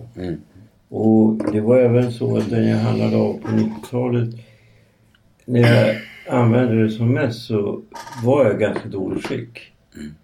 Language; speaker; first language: Swedish; native; Swedish